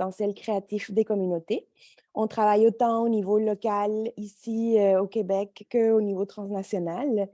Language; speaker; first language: French; native; French